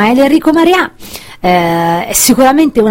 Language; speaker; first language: Italian; native; Italian